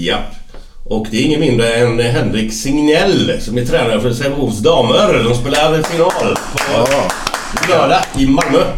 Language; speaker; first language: Swedish; native; Swedish